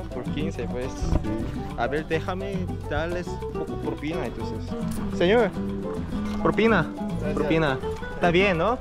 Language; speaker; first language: Spanish; non-native, fluent; Korean